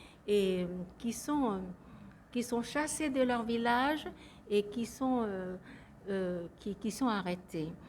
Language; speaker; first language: French; non-native, fluent; Lao